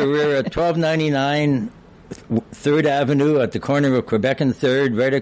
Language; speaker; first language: English; native; English